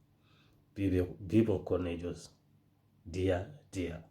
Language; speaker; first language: Spanish; non-native, fluent; Fula